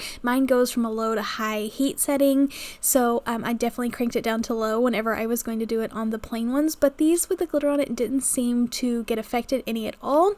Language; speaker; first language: English; native; English